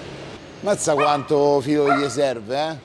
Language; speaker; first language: Italian; native; Italian